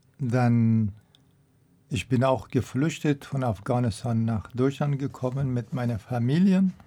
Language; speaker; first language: German; non-native, fluent; Persian